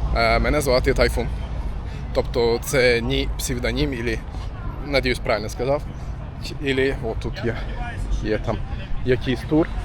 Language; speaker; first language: Ukrainian; non-native, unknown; Turkish